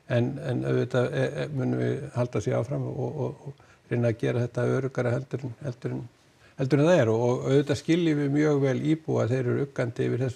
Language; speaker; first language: Icelandic; native; Icelandic